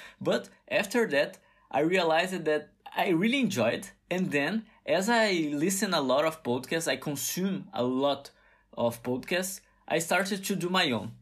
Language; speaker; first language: English; non-native, fluent; Portuguese